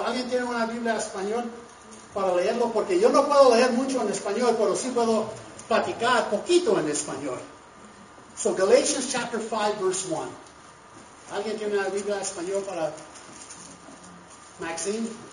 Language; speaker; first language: Spanish; non-native, learner; English